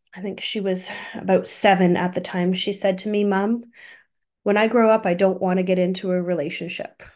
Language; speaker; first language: English; native; English